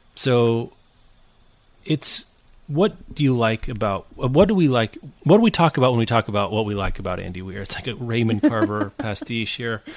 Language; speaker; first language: English; native; English